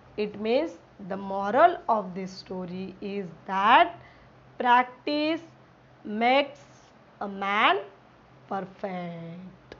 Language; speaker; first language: English; non-native, local second language; Marathi